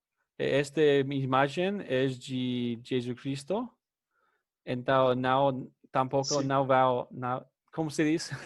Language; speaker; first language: Spanish; non-native, fluent; English